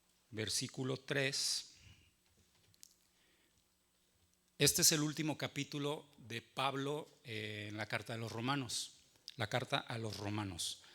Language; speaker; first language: Spanish; native; Spanish